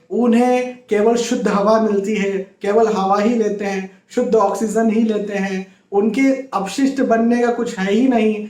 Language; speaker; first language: Hindi; native; Hindi